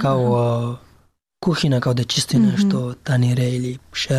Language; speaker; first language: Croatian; non-native, learner; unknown